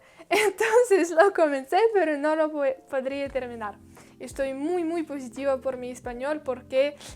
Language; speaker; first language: Spanish; non-native, learner; Russian